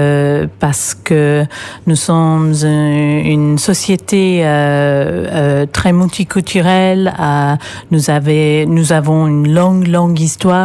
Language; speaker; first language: French; non-native, fluent; English